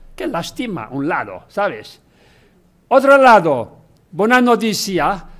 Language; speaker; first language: Spanish; non-native, learner; Chinese